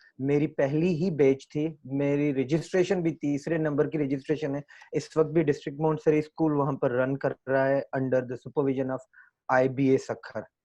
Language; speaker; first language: Urdu; non-native, local second language; Sindhi